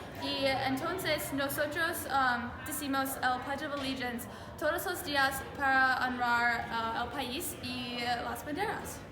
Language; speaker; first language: Spanish; non-native, learner; English